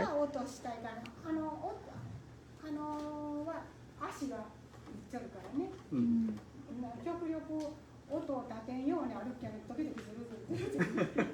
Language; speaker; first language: Japanese; native; Japanese